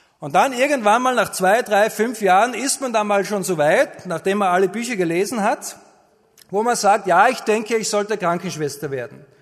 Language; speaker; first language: German; native; German